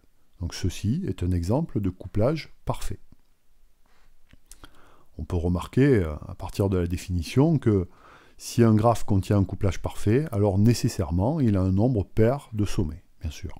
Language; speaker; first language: French; native; French